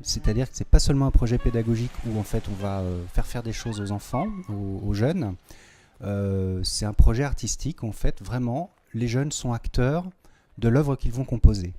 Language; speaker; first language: French; native; French